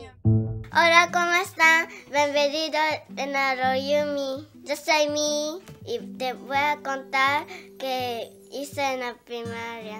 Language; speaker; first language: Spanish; early bilingual, heritage; Spanish